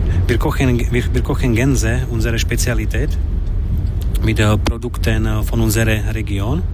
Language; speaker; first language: German; non-native, learner; Slovak